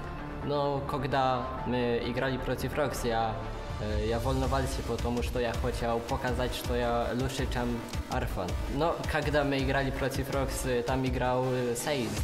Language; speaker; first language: Russian; non-native, learner; Polish